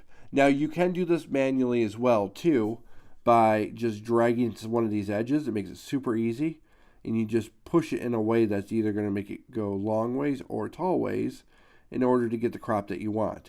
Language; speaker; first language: English; native; English